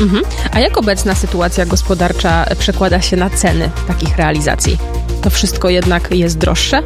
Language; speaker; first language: Polish; native; Polish